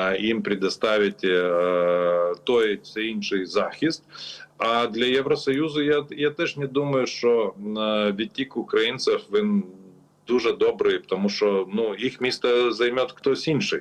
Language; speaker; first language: Ukrainian; non-native, learner; Lithuanian